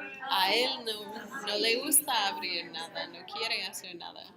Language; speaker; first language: Spanish; non-native, learner; English